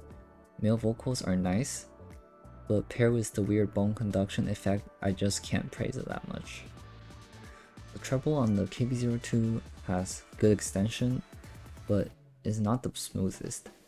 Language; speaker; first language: English; non-native, fluent; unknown